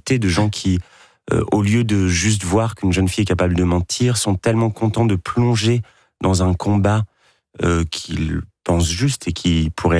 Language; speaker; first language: French; native; French